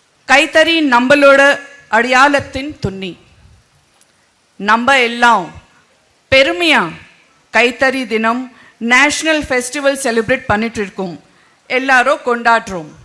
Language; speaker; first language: Tamil; non-native, local second language; Gujarati